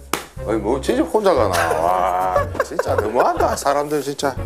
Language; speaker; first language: Korean; native; Korean